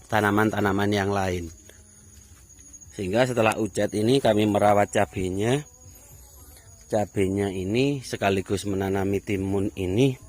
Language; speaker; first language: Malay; non-native, local second language; Javanese